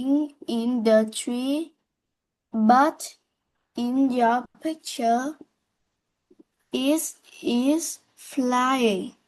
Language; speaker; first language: English; non-native, learner; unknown